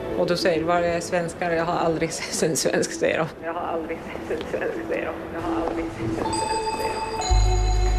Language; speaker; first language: Swedish; non-native, fluent; Arabic